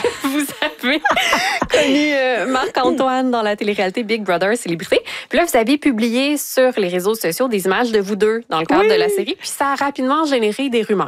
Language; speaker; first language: French; native; French